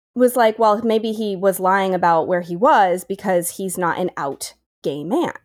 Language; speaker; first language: English; native; English